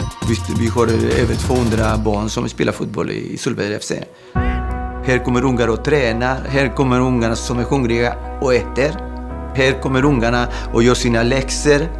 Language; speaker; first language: Swedish; non-native, fluent; Spanish